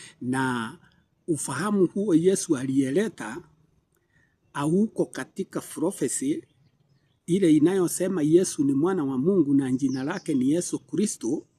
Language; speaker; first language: Swahili; non-native, local second language; Kikuyu